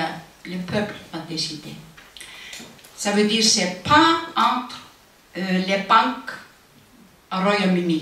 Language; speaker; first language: French; non-native, learner; Icelandic